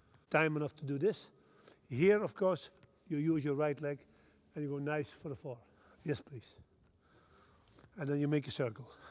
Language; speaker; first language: English; non-native, fluent; Dutch